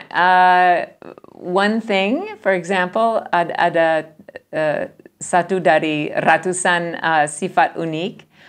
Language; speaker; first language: Indonesian; non-native, learner; English